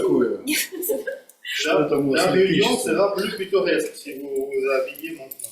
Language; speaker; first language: French; non-native, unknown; Russian